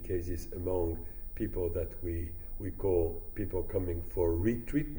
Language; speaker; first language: English; non-native, fluent; French